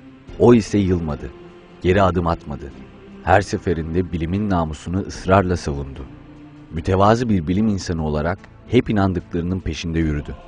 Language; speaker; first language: Turkish; native; Turkish